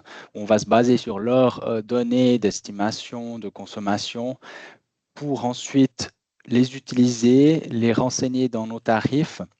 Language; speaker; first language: French; native; French